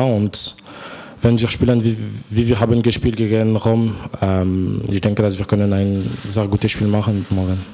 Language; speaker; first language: German; non-native, fluent; French